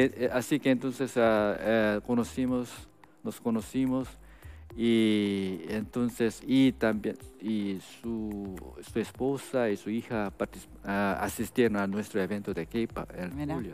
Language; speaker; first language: Spanish; non-native, fluent; Korean